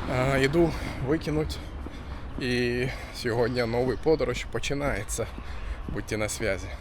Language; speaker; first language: Ukrainian; non-native, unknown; Turkish